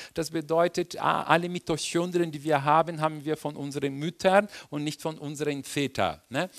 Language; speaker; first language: German; non-native, fluent; Portuguese